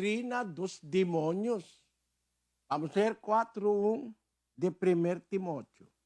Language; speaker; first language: Portuguese; non-native, learner; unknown